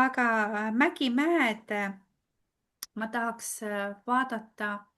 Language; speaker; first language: Estonian; non-native, fluent; Russian